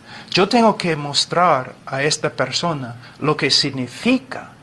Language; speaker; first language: Spanish; non-native, fluent; English